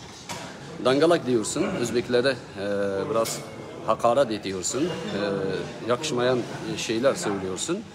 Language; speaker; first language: Turkish; non-native, learner; Uzbek